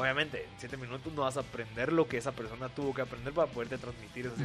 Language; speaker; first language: Spanish; native; Spanish